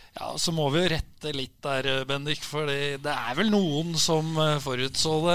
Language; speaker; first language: Norwegian; native; Norwegian